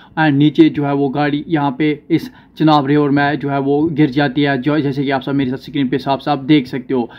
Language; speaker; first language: Hindi; non-native, local second language; Kashmiri